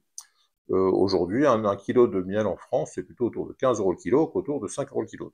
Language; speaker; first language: French; native; French